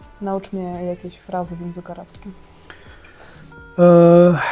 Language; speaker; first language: Polish; non-native, fluent; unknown